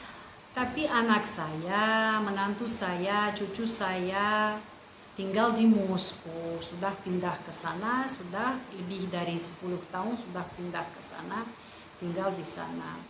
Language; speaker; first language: Indonesian; non-native, fluent; Russian